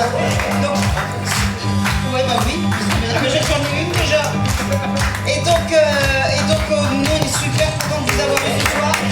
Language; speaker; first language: French; native; French